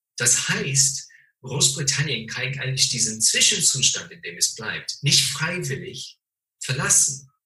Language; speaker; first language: German; non-native, fluent; English